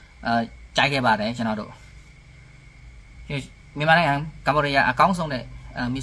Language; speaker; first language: Burmese; non-native, learner; Khmer